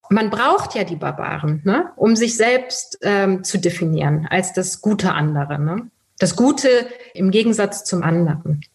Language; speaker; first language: German; early bilingual, other home language; Persian